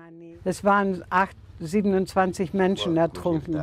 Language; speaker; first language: German; non-native, fluent; Greek